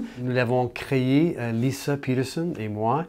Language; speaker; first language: French; non-native, learner; English